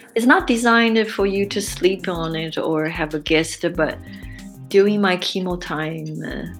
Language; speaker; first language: English; non-native, fluent; Chinese